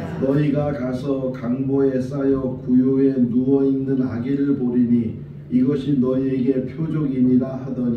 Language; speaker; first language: Korean; native; Korean